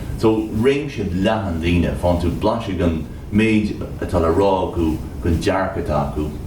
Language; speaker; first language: Irish; native; Irish